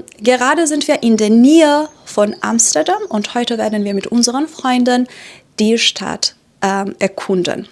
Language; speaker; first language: German; non-native, fluent; Persian